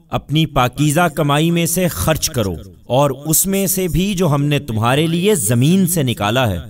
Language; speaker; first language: Urdu; non-native, local second language; Punjabi